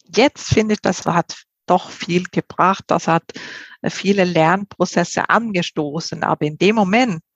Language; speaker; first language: German; non-native, fluent; Swedish